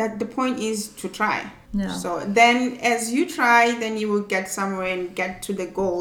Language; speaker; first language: English; non-native, local second language; Swati